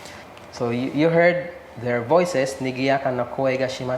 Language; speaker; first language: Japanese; non-native, fluent; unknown